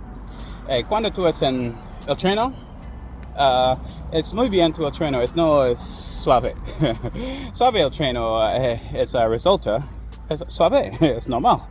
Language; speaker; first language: Spanish; non-native, learner; English